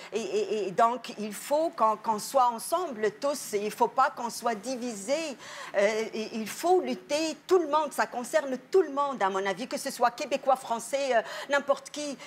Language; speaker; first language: French; non-native, local second language; Arabic